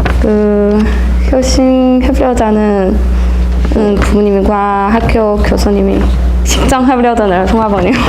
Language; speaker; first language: Korean; non-native, learner; Chinese